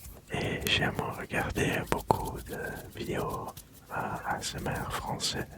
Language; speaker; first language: French; early bilingual, other home language; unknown